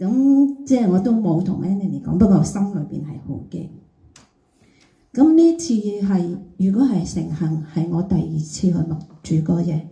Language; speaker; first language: Cantonese; native; Cantonese